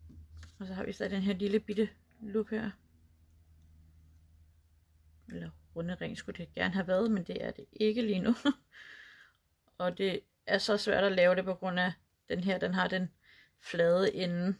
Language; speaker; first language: Danish; native; Danish